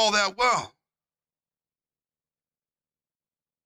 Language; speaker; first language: English; native; English